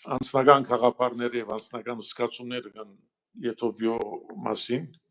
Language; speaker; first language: Armenian; early bilingual, heritage; Armenian